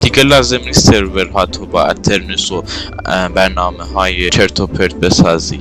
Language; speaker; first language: Persian; native; Persian